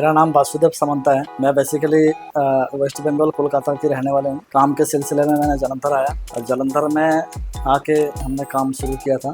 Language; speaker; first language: Hindi; non-native, local second language; Bangla